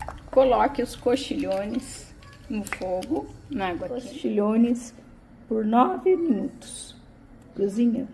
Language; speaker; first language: Portuguese; native; Portuguese